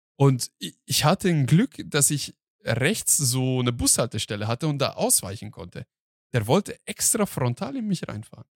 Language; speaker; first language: German; non-native, fluent; Hungarian